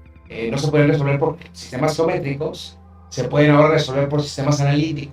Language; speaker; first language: Spanish; native; Spanish